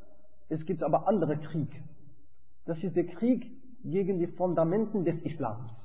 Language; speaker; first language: German; non-native, fluent; Arabic